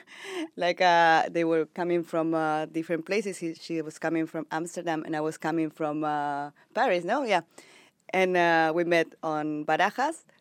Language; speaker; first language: English; non-native, fluent; Spanish